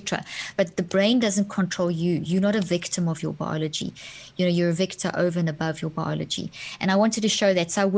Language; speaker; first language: English; native; English